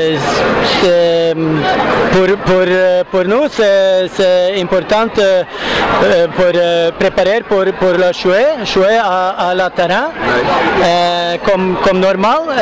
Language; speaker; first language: French; non-native, learner; Norwegian